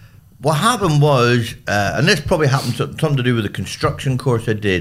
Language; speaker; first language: English; native; English